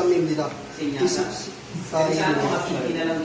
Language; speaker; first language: Korean; non-native, learner; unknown